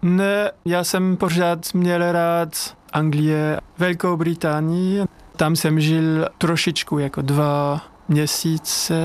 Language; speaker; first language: Czech; non-native, fluent; French